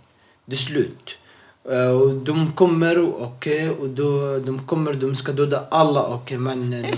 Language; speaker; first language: Swedish; non-native, local second language; Arabic